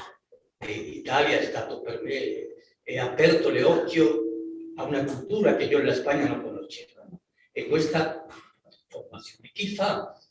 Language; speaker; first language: Italian; non-native, learner; Spanish